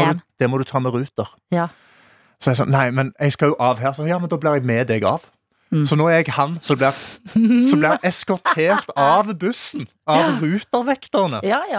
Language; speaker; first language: Norwegian; native; Norwegian